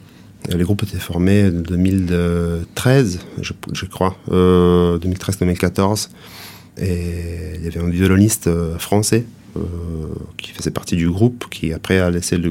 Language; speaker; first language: French; non-native, fluent; Italian